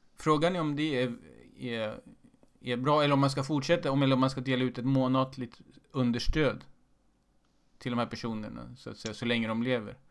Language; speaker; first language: Swedish; native; Swedish